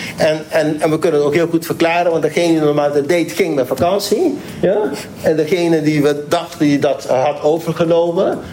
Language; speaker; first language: Dutch; non-native, local second language; Papiamento